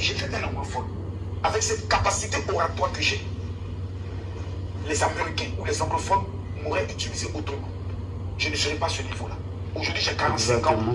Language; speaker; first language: French; native; French